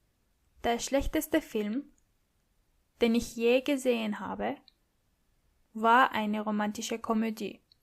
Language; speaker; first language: German; non-native, fluent; English